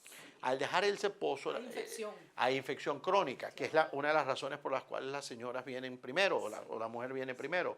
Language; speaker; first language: Spanish; native; Spanish